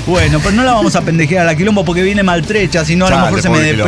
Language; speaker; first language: Spanish; native; Spanish